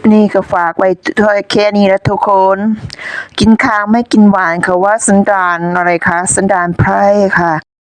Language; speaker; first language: Thai; native; Thai